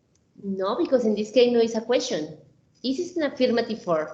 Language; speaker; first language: English; non-native, learner; Spanish